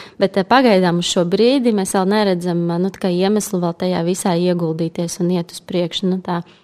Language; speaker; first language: Latvian; native; Latvian